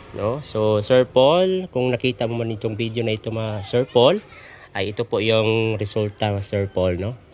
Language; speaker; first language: Filipino; non-native, local second language; Cebuano